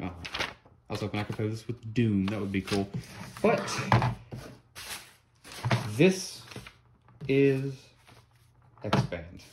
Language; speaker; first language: English; native; English